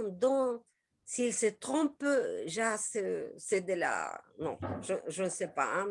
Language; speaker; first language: French; non-native, learner; Spanish